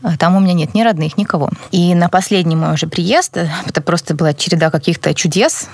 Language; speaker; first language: Russian; native; Russian